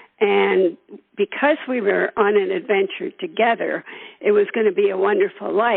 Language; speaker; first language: English; native; English